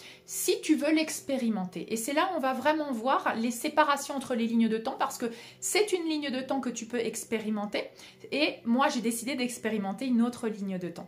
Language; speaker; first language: French; native; French